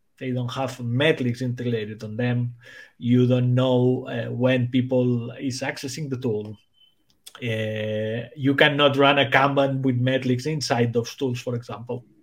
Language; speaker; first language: English; non-native, fluent; Spanish